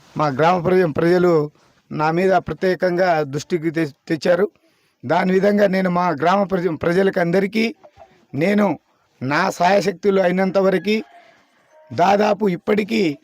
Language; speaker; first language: Telugu; non-native, local second language; Lambadi